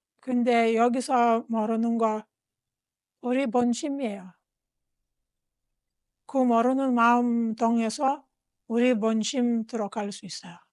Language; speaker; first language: Korean; non-native, fluent; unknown